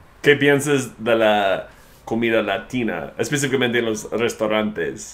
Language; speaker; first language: Spanish; non-native, fluent; English